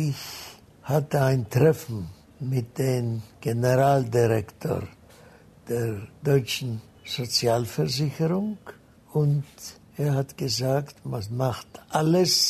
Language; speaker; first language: German; non-native, fluent; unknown